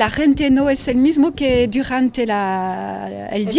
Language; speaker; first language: Spanish; non-native, learner; French